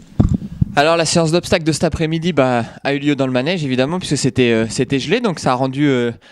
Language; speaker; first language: French; native; French